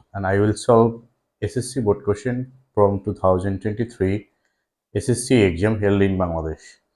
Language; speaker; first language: English; non-native, local second language; Bangla